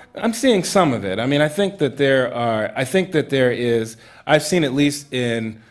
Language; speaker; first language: English; native; English